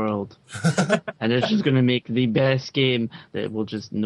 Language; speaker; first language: English; native; English